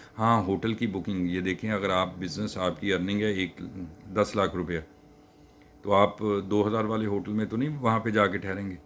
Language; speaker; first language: Urdu; native; Urdu